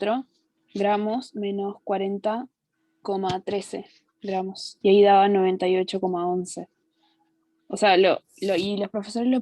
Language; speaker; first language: Spanish; native; Spanish